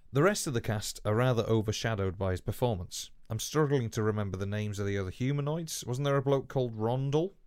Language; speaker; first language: English; non-native, local second language; Welsh